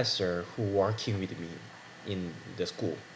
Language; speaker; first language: English; non-native, learner; Korean